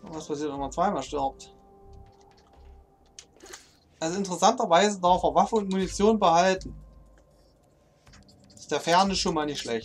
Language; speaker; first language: German; native; German